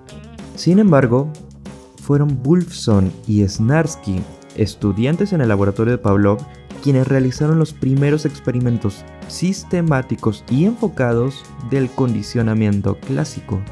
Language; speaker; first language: Spanish; native; Spanish